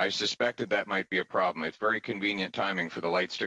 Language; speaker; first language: English; native; English